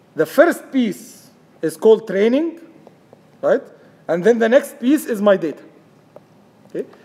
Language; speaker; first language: English; non-native, fluent; Arabic